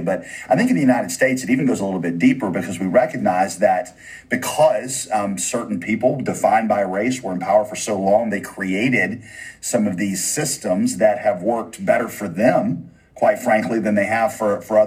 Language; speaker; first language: English; non-native, fluent; German